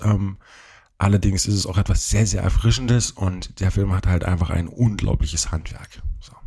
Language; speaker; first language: German; native; German